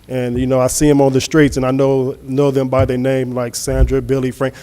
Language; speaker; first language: English; native; English